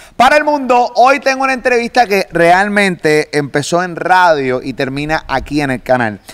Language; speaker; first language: Spanish; native; Spanish